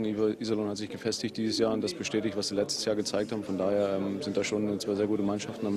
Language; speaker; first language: German; native; German